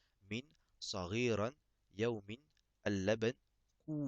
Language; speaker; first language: Arabic; non-native, fluent; French